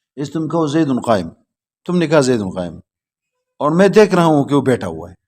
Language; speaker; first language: Urdu; non-native, local second language; Pashto